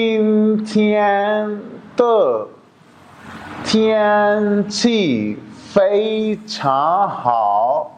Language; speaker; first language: Chinese; non-native, learner; Urdu